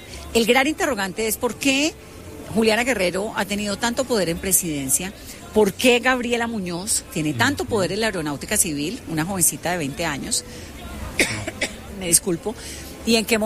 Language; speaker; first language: Spanish; native; Spanish